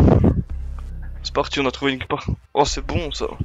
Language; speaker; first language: French; native; French